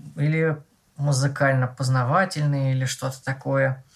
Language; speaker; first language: Russian; native; Russian